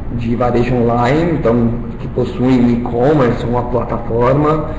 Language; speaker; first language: Portuguese; early bilingual, other home language; Italian